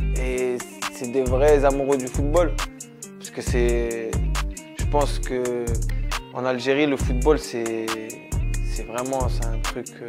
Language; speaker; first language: French; early bilingual, other home language; Arabic